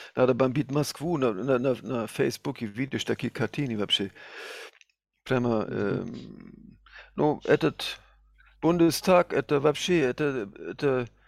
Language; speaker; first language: Russian; non-native, fluent; German